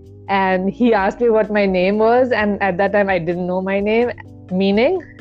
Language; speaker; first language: English; non-native, local second language; Urdu